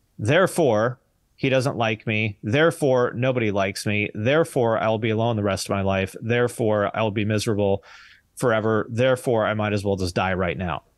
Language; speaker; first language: English; native; English